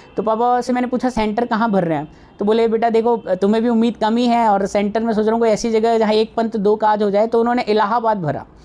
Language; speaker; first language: Hindi; native; Hindi